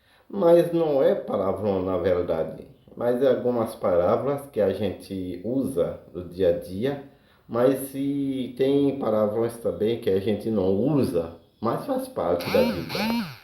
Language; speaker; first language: Portuguese; non-native, learner; Haitian Creole